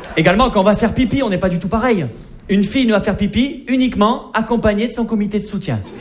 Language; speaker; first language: French; native; French